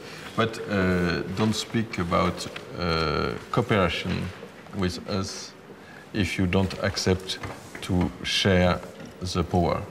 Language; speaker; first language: English; non-native, learner; French